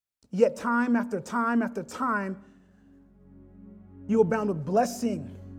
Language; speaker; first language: English; native; English